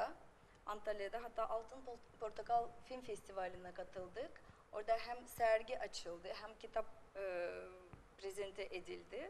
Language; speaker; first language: Turkish; non-native, fluent; Russian